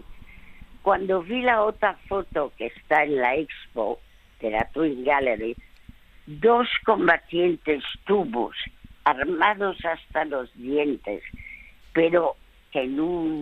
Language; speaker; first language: Spanish; early bilingual, other home language; French